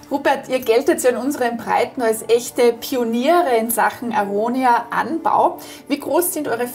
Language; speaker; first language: German; native; German